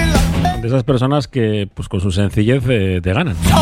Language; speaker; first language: Spanish; native; Spanish